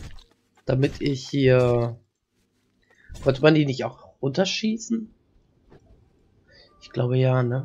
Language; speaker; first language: German; native; German